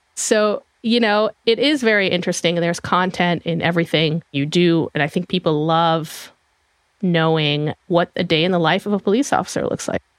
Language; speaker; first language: English; non-native, fluent; Hebrew